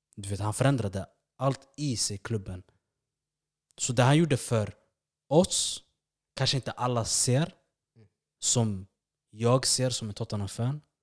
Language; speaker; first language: Swedish; early bilingual, other home language; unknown